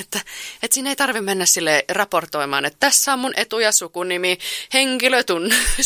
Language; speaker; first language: Finnish; native; Finnish